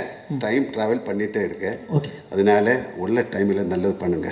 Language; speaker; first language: Tamil; non-native, learner; Malayalam